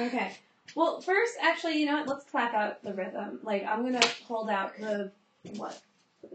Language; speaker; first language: English; native; English